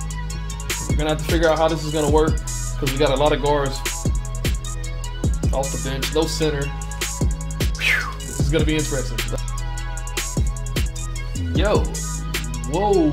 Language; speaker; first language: English; native; English